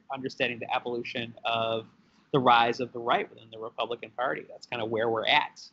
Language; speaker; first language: English; native; English